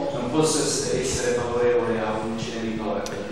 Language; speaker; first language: Italian; native; Italian